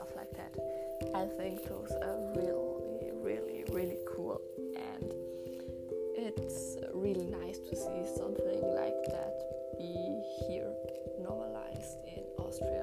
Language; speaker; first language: English; non-native, fluent; German